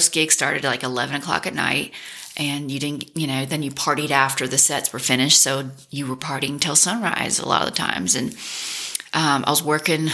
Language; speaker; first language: English; native; English